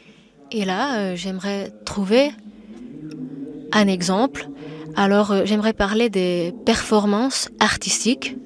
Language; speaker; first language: French; non-native, fluent; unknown